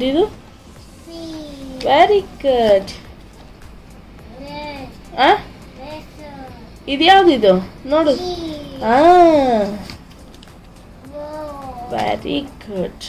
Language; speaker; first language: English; non-native, local second language; Kannada